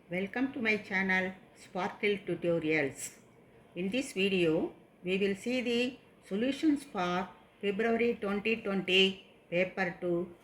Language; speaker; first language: English; non-native, local second language; Tamil